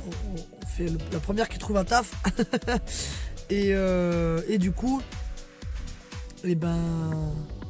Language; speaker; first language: French; native; French